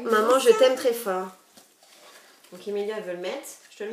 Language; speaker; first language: French; native; French